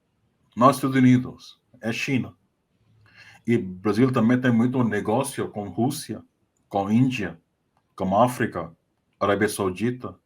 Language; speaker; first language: Portuguese; non-native, fluent; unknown